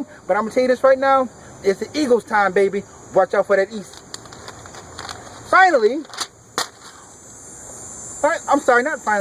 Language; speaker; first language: English; native; English